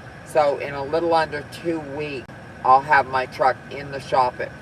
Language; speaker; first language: English; native; English